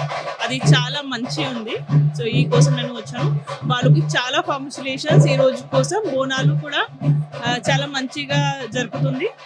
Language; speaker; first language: Telugu; non-native, learner; Hindi